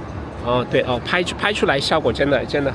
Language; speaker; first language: Chinese; non-native, fluent; English